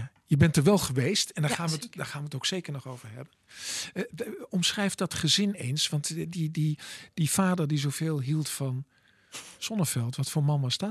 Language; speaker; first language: Dutch; native; Dutch